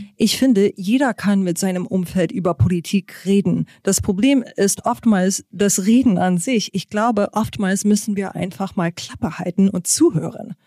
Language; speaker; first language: German; non-native, fluent; English